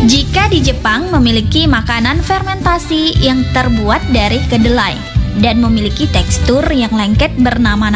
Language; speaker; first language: Indonesian; native; Indonesian